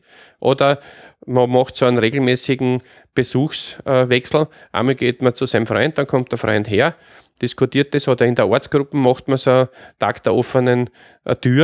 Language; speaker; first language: German; native; German